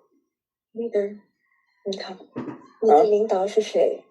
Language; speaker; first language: Chinese; non-native, fluent; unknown